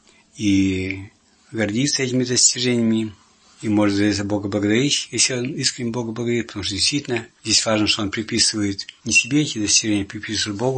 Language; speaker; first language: Russian; native; Russian